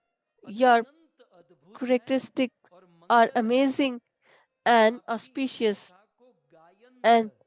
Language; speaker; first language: English; non-native, local second language; Hindi